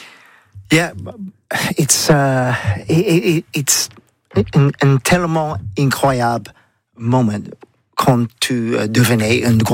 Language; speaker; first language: French; non-native, learner; English